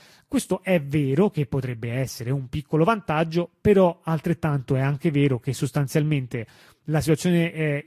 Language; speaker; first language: Italian; native; Italian